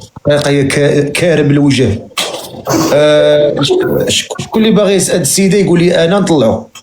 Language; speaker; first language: Arabic; native; Arabic